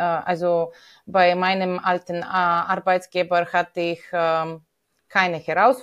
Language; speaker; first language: German; non-native, fluent; Bulgarian